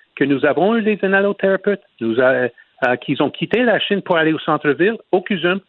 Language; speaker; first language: French; non-native, fluent; Chinese